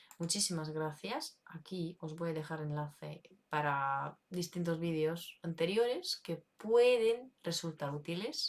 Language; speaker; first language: Spanish; non-native, fluent; Ukrainian